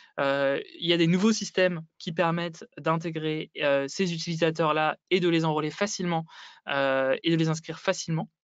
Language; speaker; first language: French; native; French